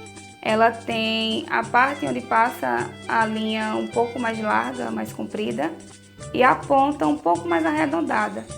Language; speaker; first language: Portuguese; native; Portuguese